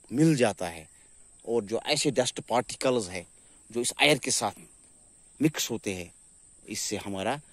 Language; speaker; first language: Urdu; non-native, local second language; Kashmiri